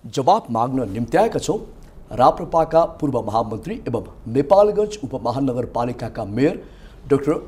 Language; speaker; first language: Nepali; native; Nepali